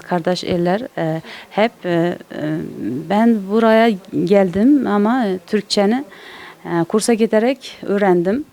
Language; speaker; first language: Turkish; non-native, learner; Uzbek